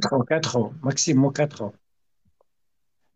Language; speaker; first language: French; non-native, learner; Arabic